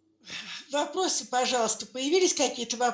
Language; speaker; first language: Russian; native; Russian